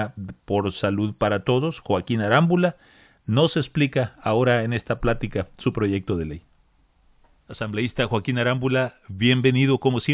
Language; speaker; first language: Spanish; native; Spanish